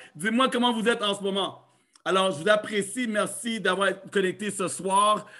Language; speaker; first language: French; native; French